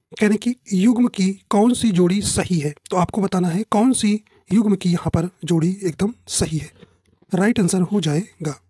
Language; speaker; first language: Hindi; native; Hindi